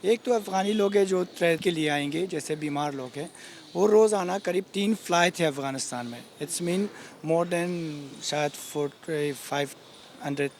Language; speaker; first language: Hindi; non-native, fluent; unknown